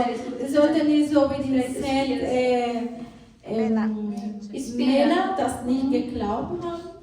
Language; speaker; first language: German; non-native, fluent; Portuguese